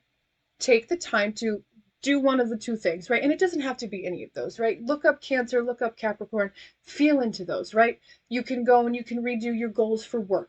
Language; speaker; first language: English; native; English